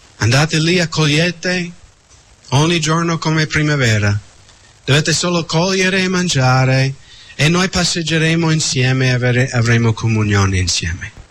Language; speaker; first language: Italian; non-native, fluent; English